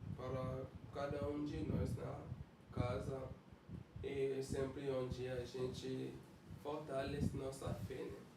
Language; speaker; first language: Portuguese; non-native, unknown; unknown